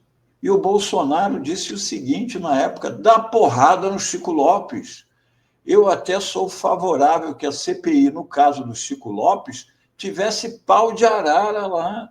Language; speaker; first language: Portuguese; native; Portuguese